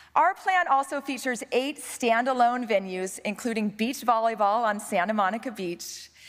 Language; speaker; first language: English; native; English